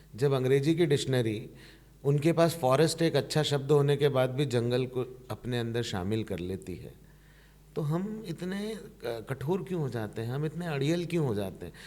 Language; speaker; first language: Hindi; native; Hindi